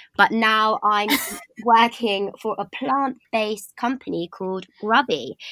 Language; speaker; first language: English; native; English